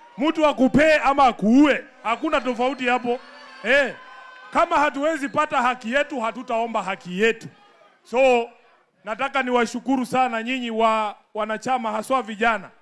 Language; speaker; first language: Swahili; non-native, local second language; Luyia